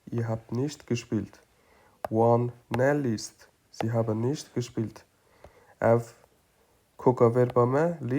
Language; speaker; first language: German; non-native, fluent; Kurdish